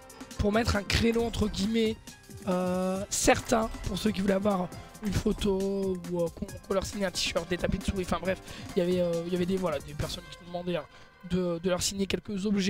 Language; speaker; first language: French; native; French